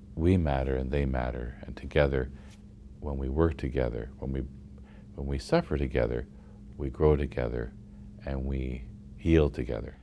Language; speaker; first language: English; native; English